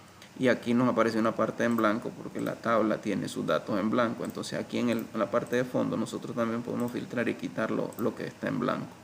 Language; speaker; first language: Spanish; native; Spanish